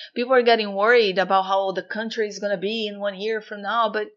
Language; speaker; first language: English; non-native, fluent; Portuguese